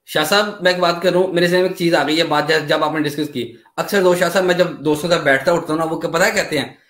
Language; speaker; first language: Urdu; non-native, local second language; Punjabi